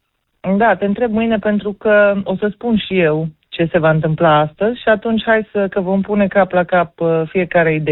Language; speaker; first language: Romanian; native; Romanian